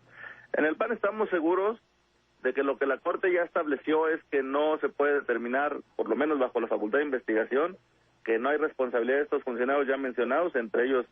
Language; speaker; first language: Spanish; native; Spanish